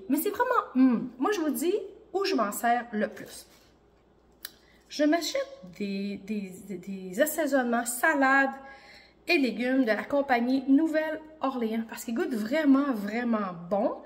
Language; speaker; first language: French; native; French